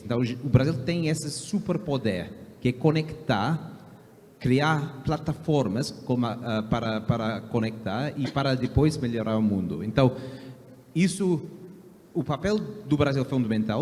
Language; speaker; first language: Portuguese; non-native, fluent; English